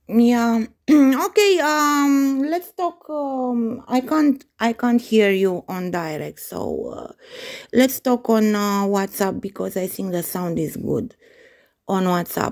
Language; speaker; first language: English; non-native, fluent; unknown